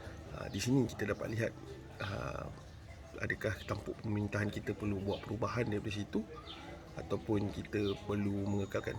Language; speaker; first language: Malay; native; Malay